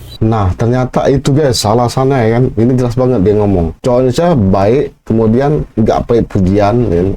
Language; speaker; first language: Indonesian; native; Indonesian